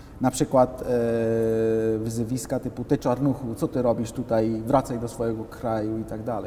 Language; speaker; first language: Polish; non-native, fluent; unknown